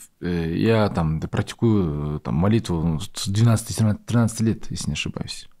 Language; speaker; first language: Russian; non-native, local second language; Kazakh